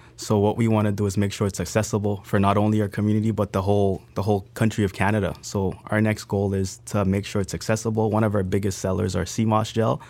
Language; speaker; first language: English; native; English